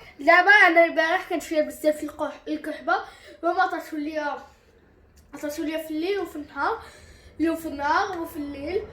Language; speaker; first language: Arabic; native; Arabic